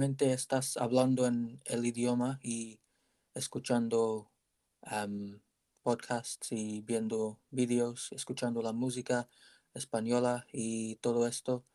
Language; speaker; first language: Spanish; non-native, learner; English